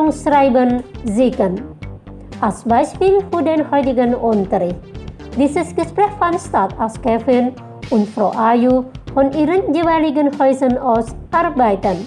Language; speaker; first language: German; non-native, fluent; Indonesian